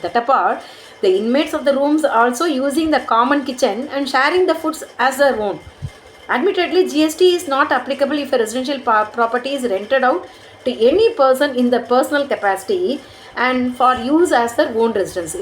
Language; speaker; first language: English; non-native, local second language; Tamil